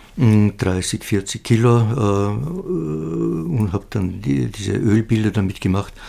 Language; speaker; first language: German; native; German